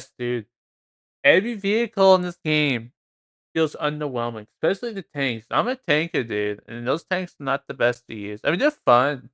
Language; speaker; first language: English; native; English